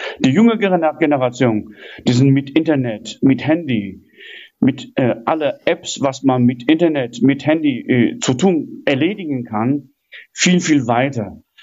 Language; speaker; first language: German; non-native, fluent; Chinese